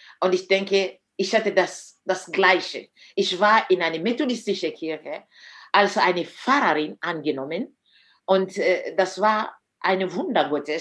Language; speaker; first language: German; non-native, fluent; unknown